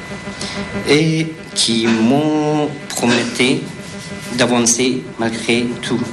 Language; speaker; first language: French; non-native, fluent; Persian